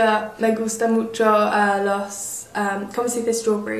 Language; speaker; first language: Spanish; non-native, learner; English